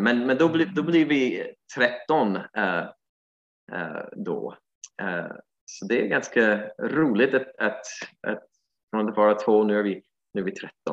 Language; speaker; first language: Swedish; non-native, fluent; English